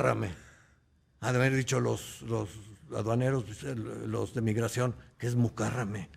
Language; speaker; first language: Spanish; native; Spanish